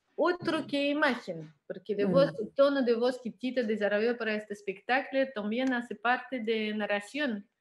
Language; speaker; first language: Spanish; non-native, learner; Russian